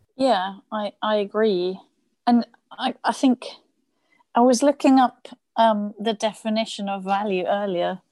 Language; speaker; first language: English; non-native, fluent; German